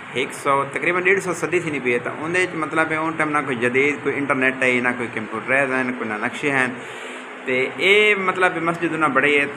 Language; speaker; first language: Urdu; non-native, local second language; Saraiki